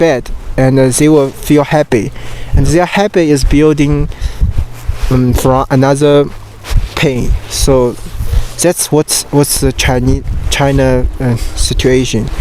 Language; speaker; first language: English; non-native, learner; Chinese